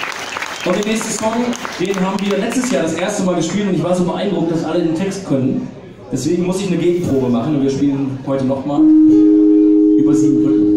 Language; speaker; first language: German; native; German